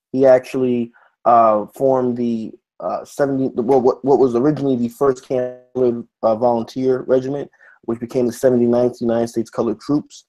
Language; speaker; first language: English; native; English